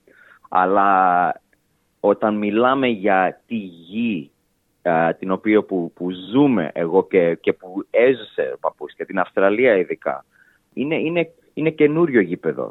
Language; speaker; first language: Greek; early bilingual, heritage; English